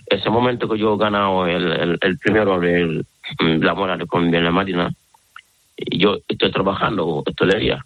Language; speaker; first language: Spanish; non-native, learner; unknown